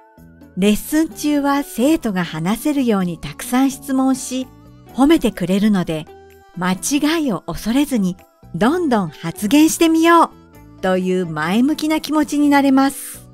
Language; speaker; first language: Japanese; native; Japanese